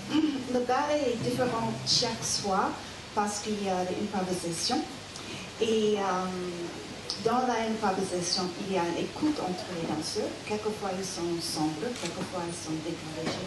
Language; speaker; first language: French; non-native, fluent; English